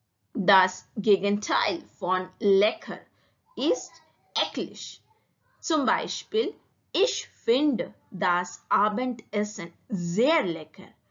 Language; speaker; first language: German; non-native, learner; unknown